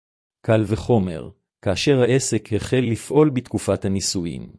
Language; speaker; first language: Hebrew; native; Hebrew